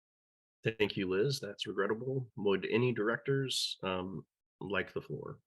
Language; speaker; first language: English; native; English